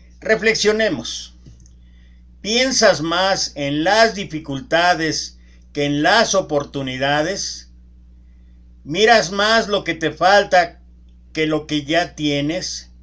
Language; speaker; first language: Spanish; native; Spanish